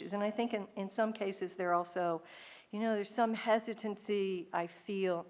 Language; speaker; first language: English; native; English